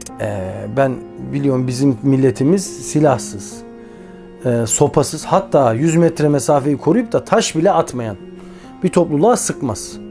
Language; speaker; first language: Turkish; native; Turkish